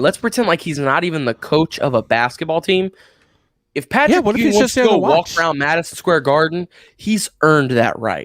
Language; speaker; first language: English; native; English